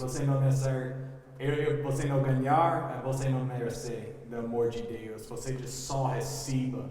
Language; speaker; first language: Portuguese; non-native, learner; English